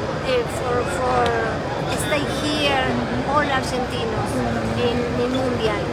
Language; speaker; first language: English; non-native, learner; Spanish